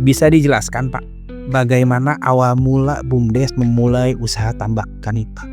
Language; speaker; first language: Indonesian; non-native, local second language; Sundanese